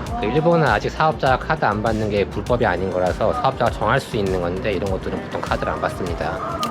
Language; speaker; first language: Korean; native; Korean